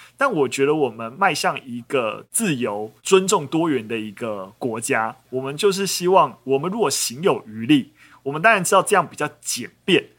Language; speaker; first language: Chinese; native; Chinese